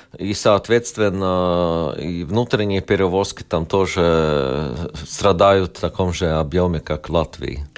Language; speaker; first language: Russian; non-native, local second language; Latvian